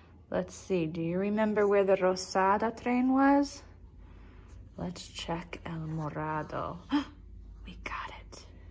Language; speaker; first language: English; native; English